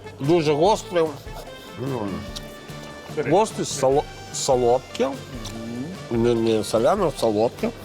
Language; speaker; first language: Ukrainian; non-native, fluent; Italian